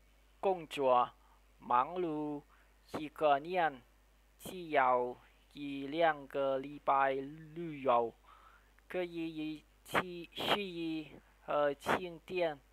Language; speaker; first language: Chinese; non-native, learner; Vietnamese